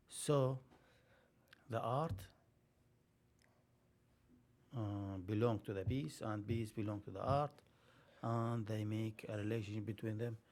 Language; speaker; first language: English; non-native, learner; Arabic